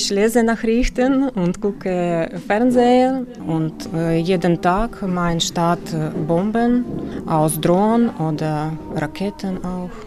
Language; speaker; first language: German; non-native, learner; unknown